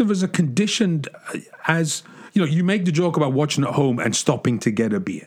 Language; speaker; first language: English; native; English